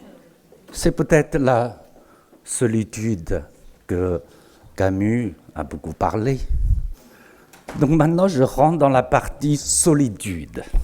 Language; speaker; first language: French; non-native, fluent; Chinese